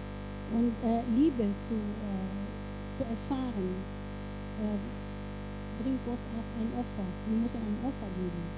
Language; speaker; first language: German; non-native, fluent; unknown